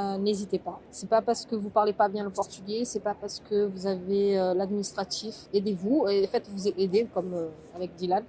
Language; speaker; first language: French; early bilingual, other home language; Portuguese